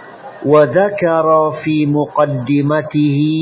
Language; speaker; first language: Arabic; non-native, fluent; Indonesian